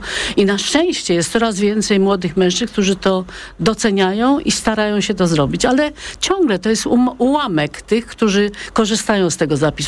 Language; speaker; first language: Polish; native; Polish